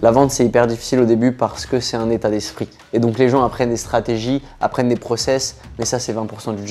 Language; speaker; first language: French; native; French